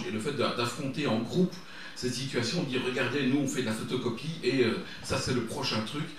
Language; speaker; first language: French; native; French